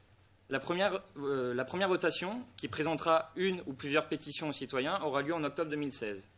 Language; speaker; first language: French; native; French